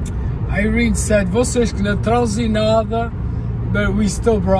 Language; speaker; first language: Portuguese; early bilingual, heritage; Portuguese